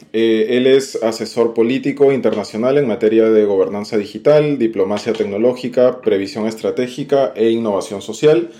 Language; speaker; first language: Spanish; native; Spanish